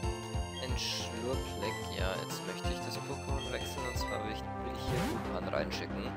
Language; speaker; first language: German; native; German